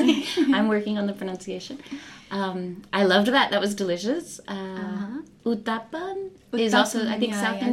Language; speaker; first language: English; native; English